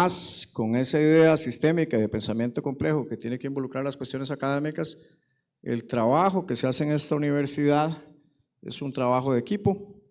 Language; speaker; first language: Spanish; native; Spanish